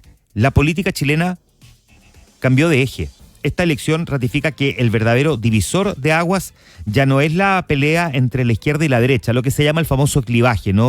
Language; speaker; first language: Spanish; native; Spanish